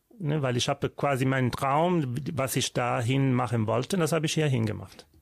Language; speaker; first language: German; non-native, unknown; Italian